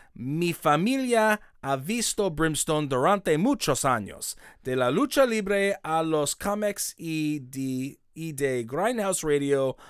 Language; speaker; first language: Spanish; non-native, learner; English